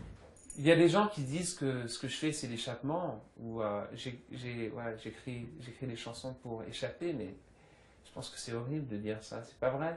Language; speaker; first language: French; early bilingual, other home language; English